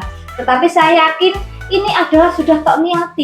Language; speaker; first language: Indonesian; non-native, local second language; Javanese